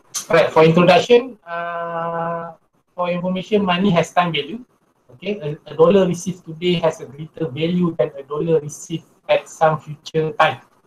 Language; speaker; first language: English; non-native, local second language; Malay